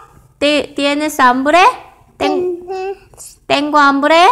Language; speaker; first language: Spanish; non-native, fluent; Korean